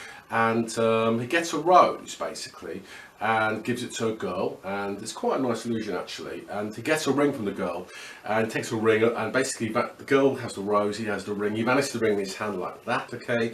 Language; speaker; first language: English; native; English